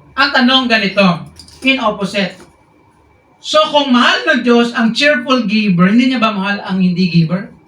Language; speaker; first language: Filipino; non-native, local second language; Hiligaynon